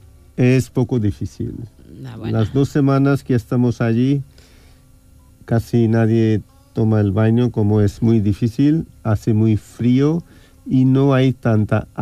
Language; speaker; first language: Spanish; non-native, fluent; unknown